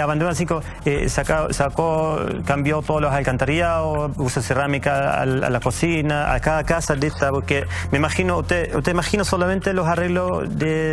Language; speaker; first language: Spanish; native; Spanish